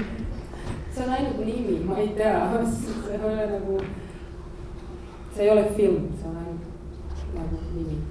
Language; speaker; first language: Estonian; non-native, learner; Croatian